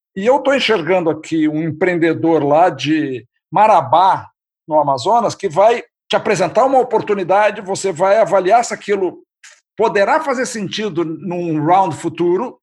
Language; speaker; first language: Portuguese; native; Portuguese